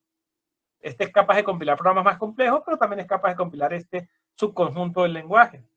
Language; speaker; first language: Spanish; native; Spanish